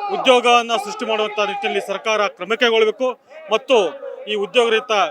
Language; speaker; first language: Kannada; native; Kannada